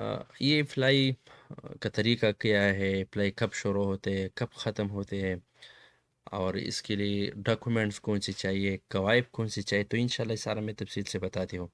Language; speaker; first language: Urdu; non-native, local second language; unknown